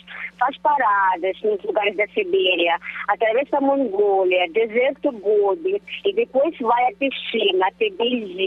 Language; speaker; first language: Portuguese; non-native, fluent; Russian